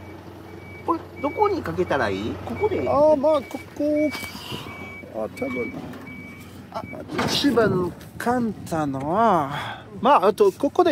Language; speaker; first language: Japanese; non-native, learner; French